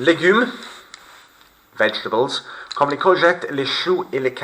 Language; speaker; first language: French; non-native, fluent; English